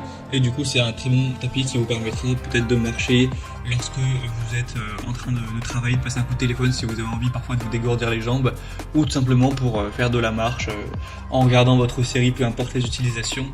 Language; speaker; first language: French; native; French